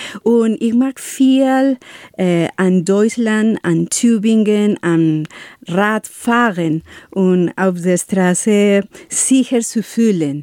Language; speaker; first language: German; non-native, learner; Spanish